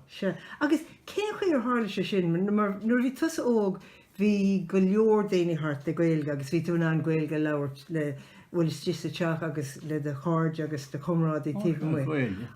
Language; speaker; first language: Irish; native; Irish